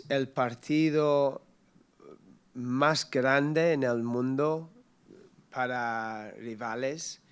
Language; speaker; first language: Spanish; non-native, learner; English